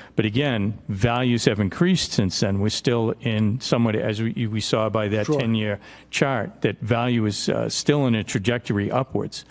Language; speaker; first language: English; native; English